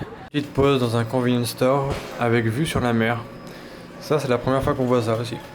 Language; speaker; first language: French; native; French